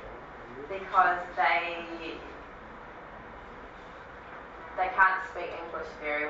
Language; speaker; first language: English; early bilingual, other home language; Cantonese